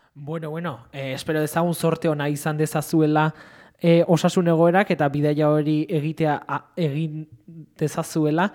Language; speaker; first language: Basque; native; Basque